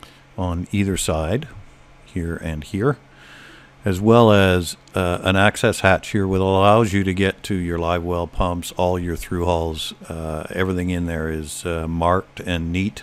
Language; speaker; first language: English; native; English